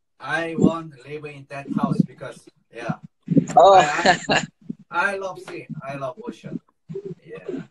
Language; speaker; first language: English; non-native, learner; Korean